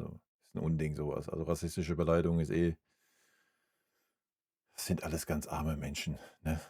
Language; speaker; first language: German; native; German